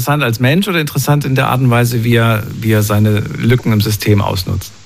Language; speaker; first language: German; native; German